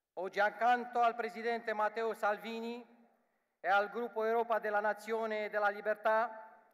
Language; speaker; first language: Italian; non-native, learner; Romanian